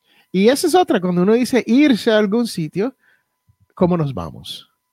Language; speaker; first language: Spanish; native; Spanish